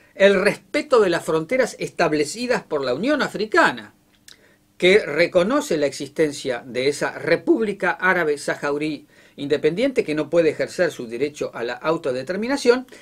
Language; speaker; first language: Spanish; native; Spanish